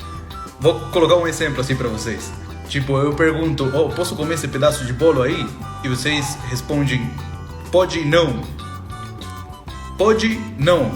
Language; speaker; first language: Portuguese; non-native, fluent; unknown